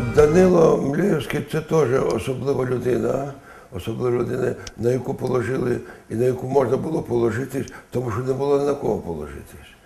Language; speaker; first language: Ukrainian; native; Ukrainian